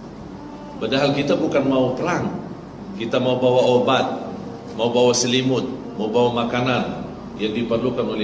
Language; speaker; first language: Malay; non-native, fluent; Arabic